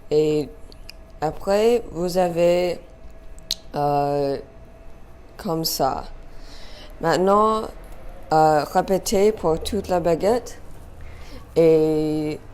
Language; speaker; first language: French; non-native, learner; English